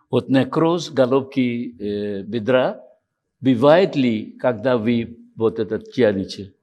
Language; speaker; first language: Russian; non-native, learner; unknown